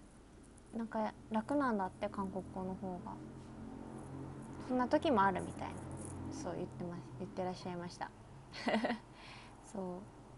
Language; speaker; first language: Japanese; native; Japanese